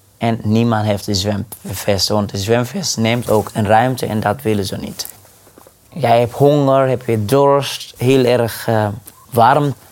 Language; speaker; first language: Dutch; non-native, fluent; Arabic